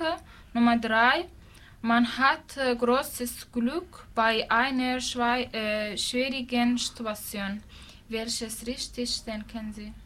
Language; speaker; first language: German; non-native, learner; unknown